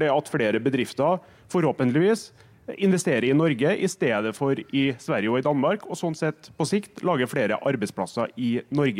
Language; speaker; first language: Norwegian; native; Norwegian